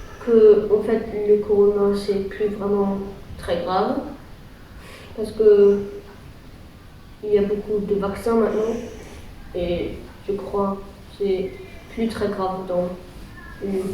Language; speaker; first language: French; early bilingual, heritage; French